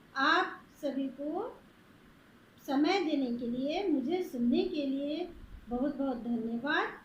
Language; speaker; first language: Hindi; native; Hindi